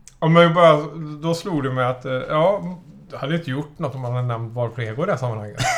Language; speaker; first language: Swedish; native; Swedish